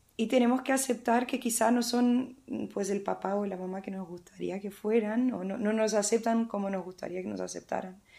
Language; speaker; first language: Spanish; early bilingual, heritage; Spanish